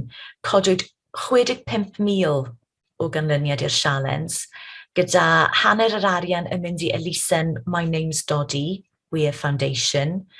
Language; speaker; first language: Welsh; native; Welsh